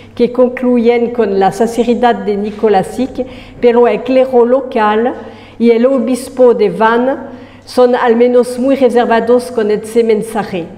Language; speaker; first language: Spanish; non-native, fluent; French